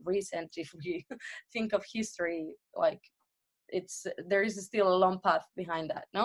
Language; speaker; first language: English; non-native, fluent; Spanish